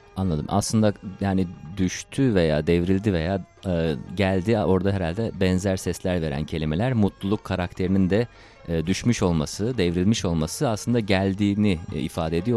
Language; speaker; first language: Turkish; native; Turkish